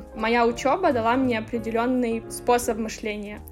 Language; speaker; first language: Russian; non-native, local second language; Ukrainian